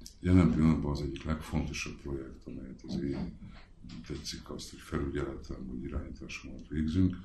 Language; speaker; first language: Hungarian; native; Hungarian